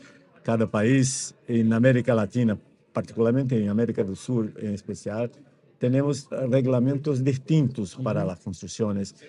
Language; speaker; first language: Spanish; non-native, fluent; Portuguese